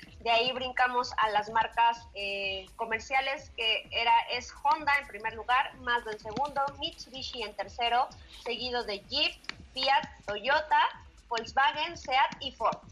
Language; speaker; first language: Spanish; native; Spanish